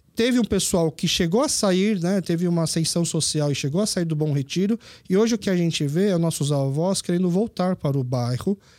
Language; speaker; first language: Portuguese; early bilingual, other home language; Korean